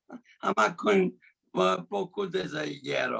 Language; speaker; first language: Spanish; non-native, learner; English